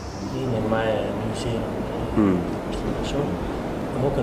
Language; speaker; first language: Japanese; non-native, fluent; English